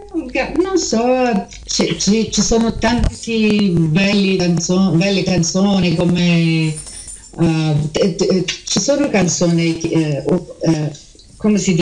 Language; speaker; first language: Italian; early bilingual, heritage; Portuguese